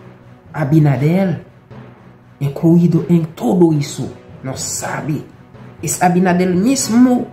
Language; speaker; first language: Spanish; non-native, local second language; Haitian Creole